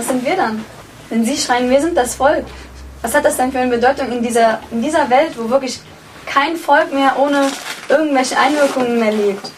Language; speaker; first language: German; early bilingual, other home language; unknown